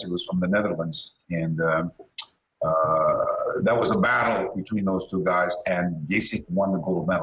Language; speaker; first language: English; native; English